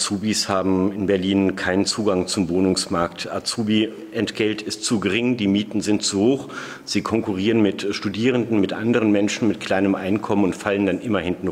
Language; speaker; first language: German; native; German